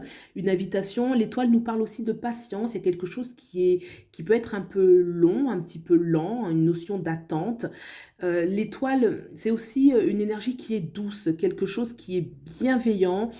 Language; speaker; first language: French; native; French